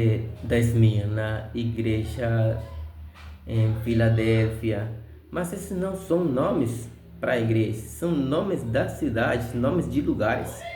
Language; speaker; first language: Portuguese; non-native, fluent; Spanish